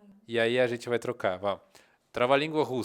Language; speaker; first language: Portuguese; non-native, fluent; Russian